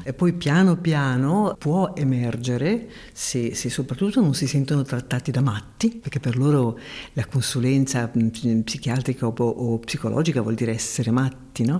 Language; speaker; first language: Italian; native; Italian